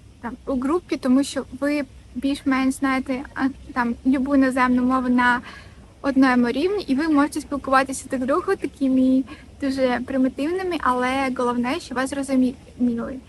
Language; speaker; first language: Ukrainian; non-native, local second language; Russian